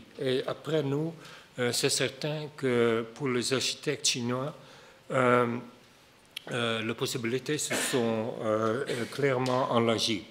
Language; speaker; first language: French; non-native, fluent; Dutch